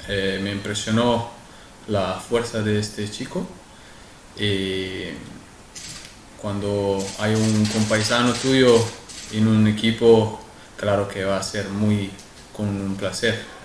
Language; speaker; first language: Spanish; non-native, fluent; Arabic